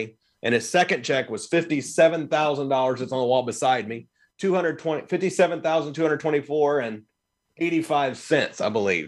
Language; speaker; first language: English; native; English